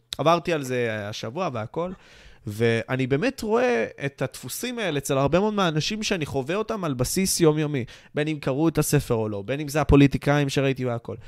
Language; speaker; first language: Hebrew; native; Hebrew